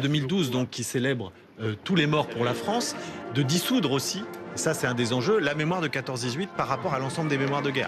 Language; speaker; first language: French; native; French